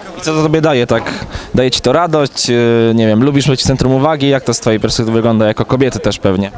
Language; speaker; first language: Polish; native; Polish